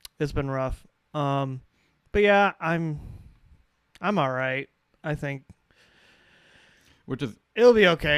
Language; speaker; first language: English; native; English